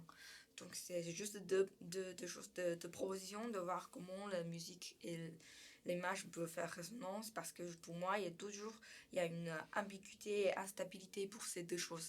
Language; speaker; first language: French; non-native, learner; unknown